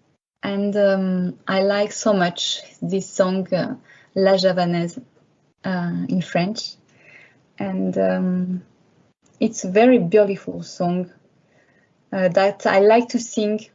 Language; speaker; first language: English; non-native, learner; French